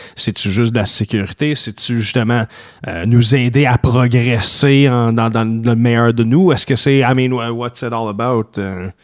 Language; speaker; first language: French; native; French